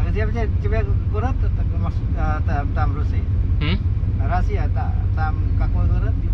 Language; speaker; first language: Russian; non-native, learner; Vietnamese